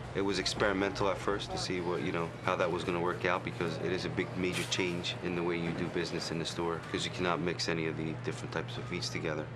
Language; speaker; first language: English; native; English